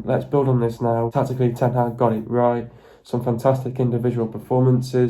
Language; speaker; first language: English; native; English